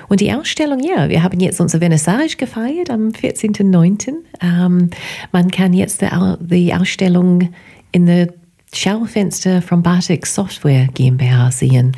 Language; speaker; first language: German; non-native, fluent; English